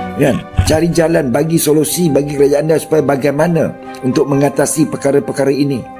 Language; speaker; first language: Malay; native; Malay